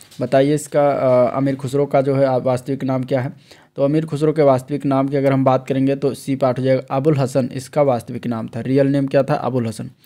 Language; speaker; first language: Hindi; native; Hindi